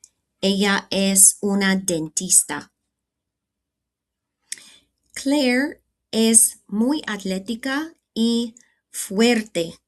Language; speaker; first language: Spanish; non-native, fluent; English